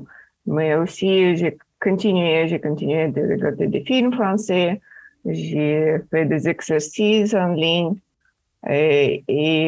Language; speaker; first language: French; non-native, fluent; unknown